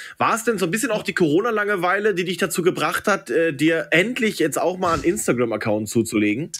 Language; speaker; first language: German; native; German